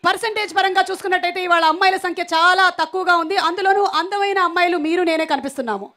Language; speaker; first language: Telugu; native; Telugu